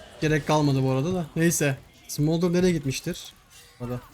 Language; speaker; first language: Turkish; native; Turkish